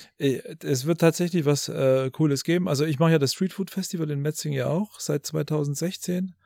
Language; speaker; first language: German; early bilingual, other home language; Albanian